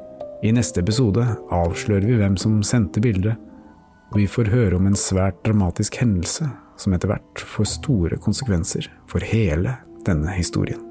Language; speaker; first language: Norwegian; native; Norwegian